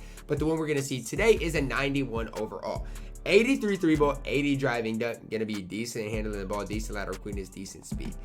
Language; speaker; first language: English; native; English